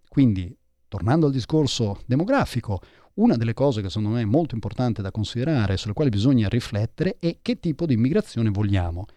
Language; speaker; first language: Italian; early bilingual, heritage; Italian